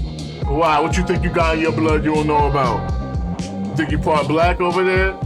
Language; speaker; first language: English; native; English